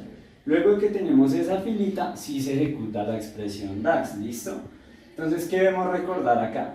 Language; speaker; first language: Spanish; native; Spanish